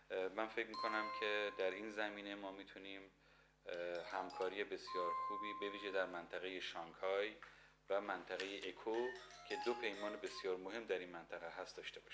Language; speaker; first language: Persian; native; Persian